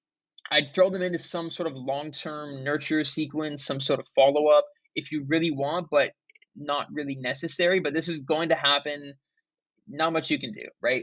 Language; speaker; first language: English; native; English